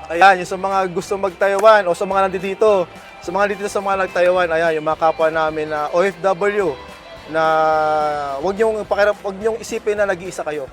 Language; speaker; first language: Filipino; non-native, local second language; Bikol